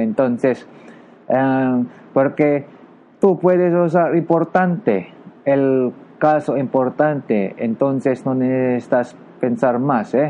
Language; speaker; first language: Spanish; non-native, learner; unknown